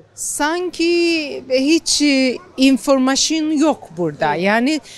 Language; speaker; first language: Turkish; non-native, fluent; Persian